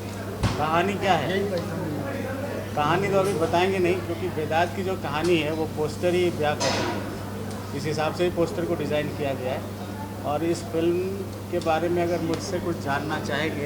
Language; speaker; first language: Hindi; native; Hindi